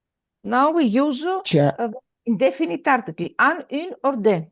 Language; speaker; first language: French; non-native, fluent; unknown